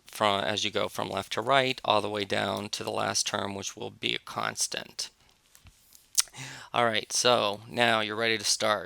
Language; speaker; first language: English; native; English